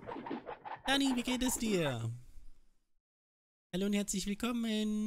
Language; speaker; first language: German; native; German